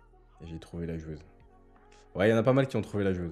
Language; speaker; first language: French; native; French